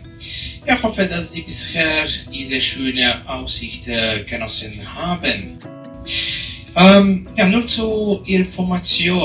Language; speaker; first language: German; non-native, fluent; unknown